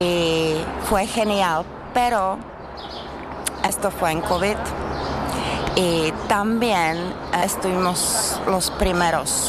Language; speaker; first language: Spanish; non-native, fluent; Czech